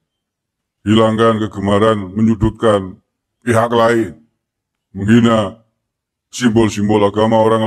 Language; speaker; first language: Indonesian; native; Indonesian